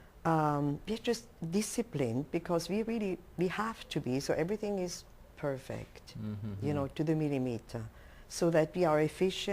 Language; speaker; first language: English; non-native, local second language; German